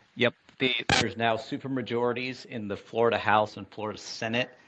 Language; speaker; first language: English; native; English